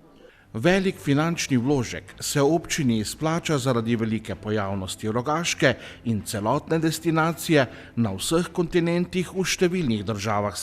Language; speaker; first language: Slovenian; native; Slovenian